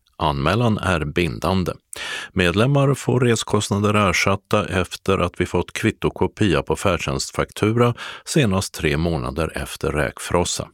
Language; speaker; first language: Swedish; native; Swedish